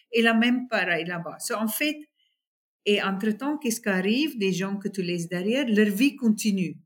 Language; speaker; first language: French; non-native, fluent; English